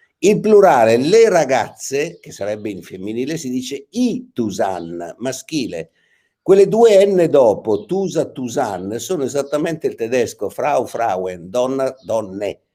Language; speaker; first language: Italian; native; Italian